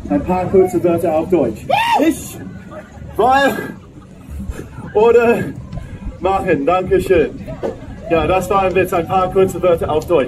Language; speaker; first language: German; non-native, learner; English